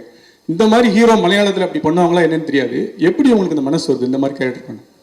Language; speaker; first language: Tamil; native; Tamil